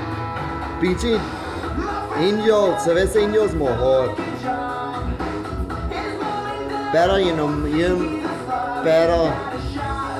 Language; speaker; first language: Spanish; early bilingual, heritage; Spanish